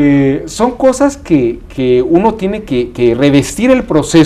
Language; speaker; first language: Spanish; native; Spanish